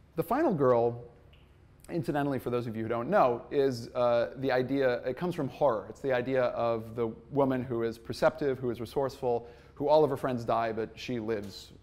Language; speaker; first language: English; native; English